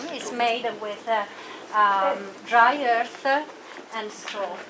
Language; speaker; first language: English; non-native, fluent; French